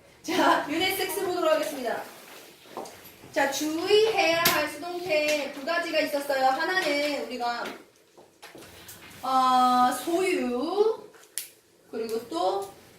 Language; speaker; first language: Korean; native; Korean